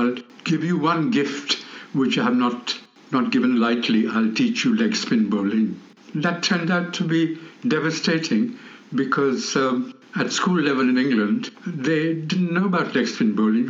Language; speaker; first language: English; non-native, local second language; Bangla